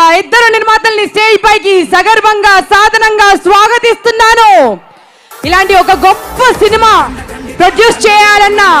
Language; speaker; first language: Telugu; native; Telugu